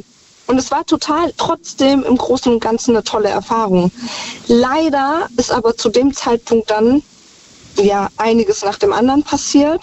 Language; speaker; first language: German; native; German